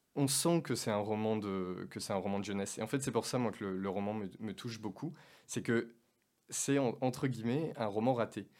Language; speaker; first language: French; native; French